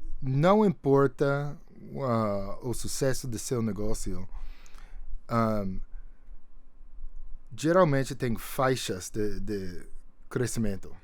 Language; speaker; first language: Portuguese; non-native, fluent; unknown